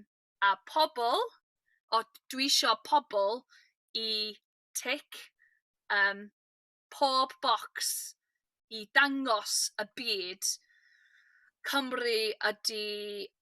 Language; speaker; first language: Welsh; non-native, learner; English